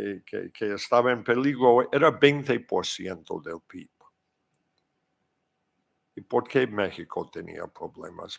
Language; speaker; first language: Spanish; non-native, fluent; English